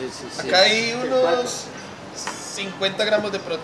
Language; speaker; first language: Spanish; native; Spanish